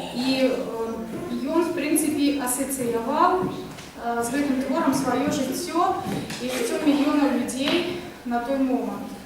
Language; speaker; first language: Belarusian; non-native, local second language; Russian